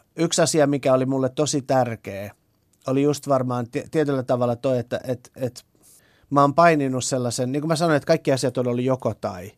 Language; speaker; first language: Finnish; early bilingual, other home language; Persian